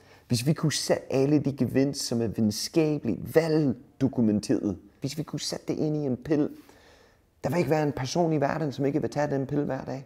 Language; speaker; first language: Danish; non-native, fluent; English